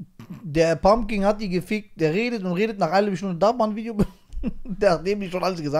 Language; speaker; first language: German; native; German